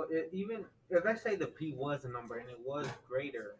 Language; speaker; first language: English; native; English